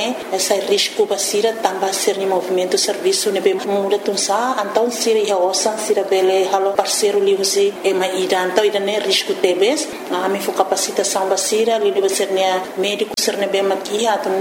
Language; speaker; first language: Portuguese; non-native, learner; Tetum